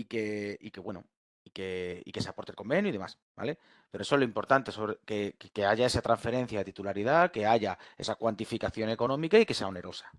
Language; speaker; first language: Spanish; native; Spanish